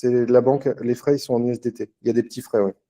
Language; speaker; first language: French; native; French